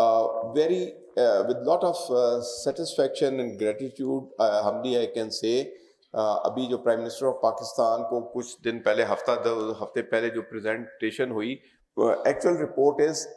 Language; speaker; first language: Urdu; non-native, local second language; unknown